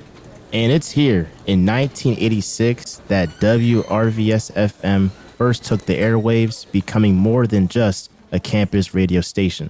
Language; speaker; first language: English; native; English